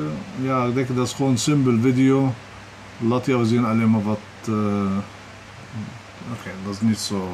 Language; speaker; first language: Dutch; non-native, learner; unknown